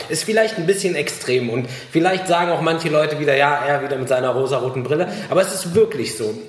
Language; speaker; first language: German; early bilingual, other home language; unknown